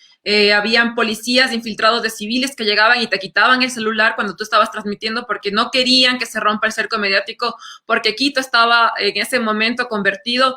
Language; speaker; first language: Spanish; native; Spanish